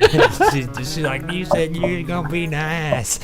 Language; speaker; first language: English; native; English